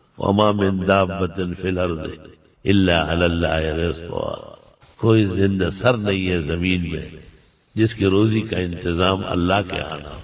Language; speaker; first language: Urdu; non-native, local second language; Pashto